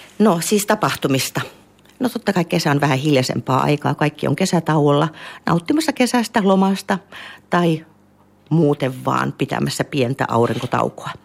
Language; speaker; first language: Finnish; native; Finnish